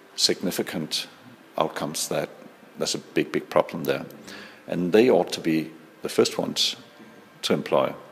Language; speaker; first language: English; non-native, fluent; Danish